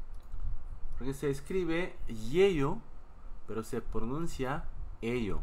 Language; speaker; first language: Spanish; non-native, fluent; Korean